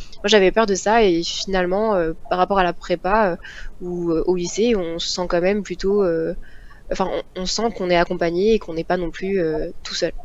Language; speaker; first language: French; native; French